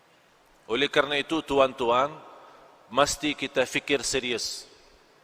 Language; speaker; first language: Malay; non-native, fluent; Arabic